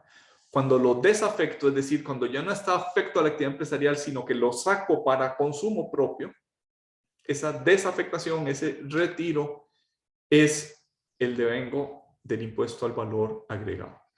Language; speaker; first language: Spanish; native; Spanish